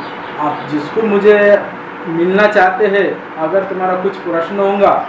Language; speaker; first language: Hindi; non-native, local second language; Marathi